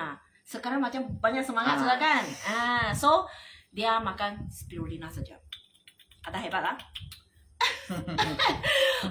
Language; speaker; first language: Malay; non-native, local second language; Chinese